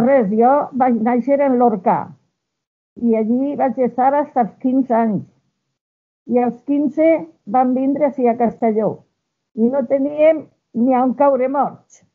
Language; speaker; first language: Catalan; non-native, local second language; Spanish